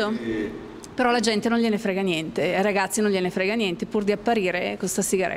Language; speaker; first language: Italian; native; Italian